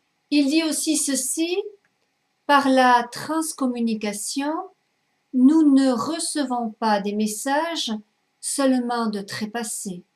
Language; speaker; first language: French; native; French